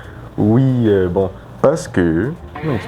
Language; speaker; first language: French; non-native, learner; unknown